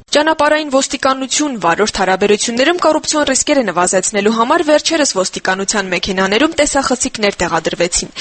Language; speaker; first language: Armenian; native; Armenian